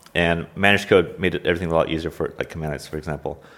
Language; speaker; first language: English; native; English